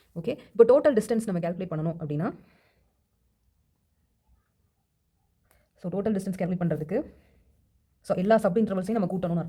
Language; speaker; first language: Tamil; native; Tamil